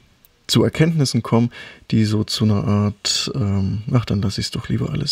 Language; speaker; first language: German; native; German